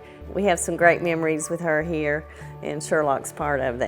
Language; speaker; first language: English; native; English